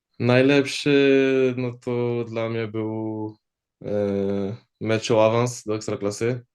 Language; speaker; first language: Polish; early bilingual, heritage; Polish